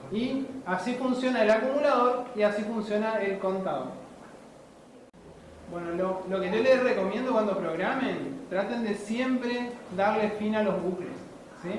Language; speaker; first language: Spanish; native; Spanish